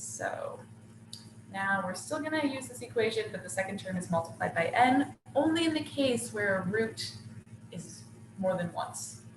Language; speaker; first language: English; native; English